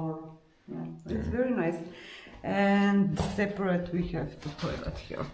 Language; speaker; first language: English; non-native, learner; Russian